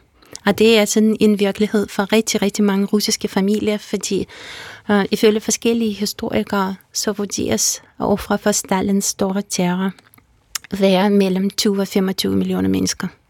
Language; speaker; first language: Danish; non-native, fluent; Russian